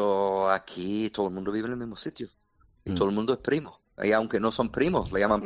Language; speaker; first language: Spanish; non-native, fluent; English